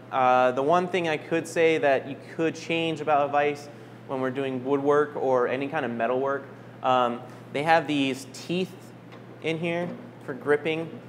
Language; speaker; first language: English; native; English